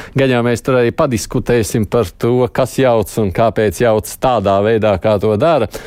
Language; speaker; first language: Latvian; native; Latvian